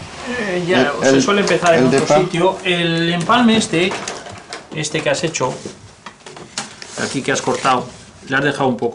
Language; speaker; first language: Spanish; native; Spanish